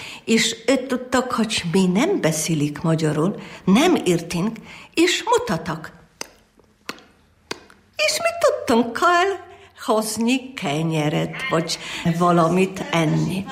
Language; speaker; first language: Hungarian; non-native, learner; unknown